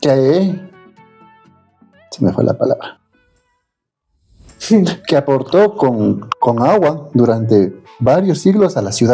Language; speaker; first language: Spanish; native; Spanish